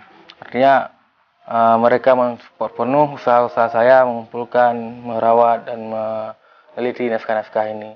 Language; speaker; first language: Indonesian; non-native, local second language; Achinese